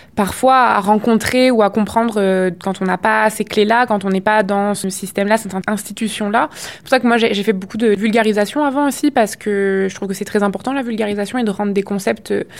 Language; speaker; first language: French; native; French